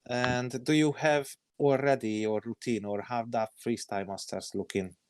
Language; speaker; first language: English; non-native, learner; Hungarian